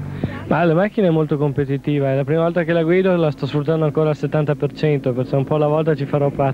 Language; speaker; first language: Italian; native; Italian